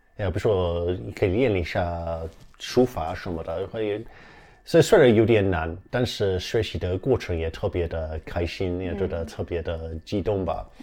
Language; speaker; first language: Chinese; non-native, fluent; English